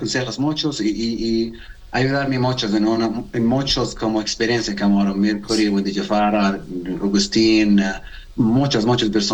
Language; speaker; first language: Spanish; non-native, learner; Arabic